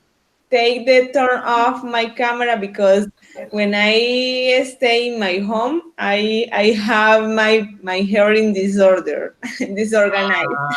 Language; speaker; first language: English; non-native, learner; Spanish